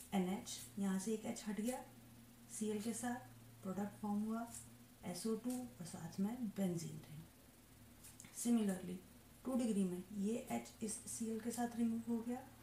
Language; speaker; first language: Hindi; native; Hindi